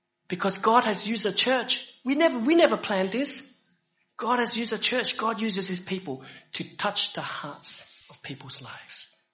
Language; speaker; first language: English; early bilingual, other home language; Vietnamese